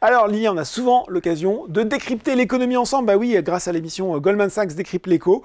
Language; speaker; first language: French; native; French